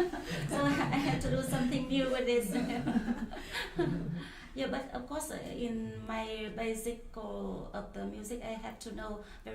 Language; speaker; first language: English; non-native, learner; Vietnamese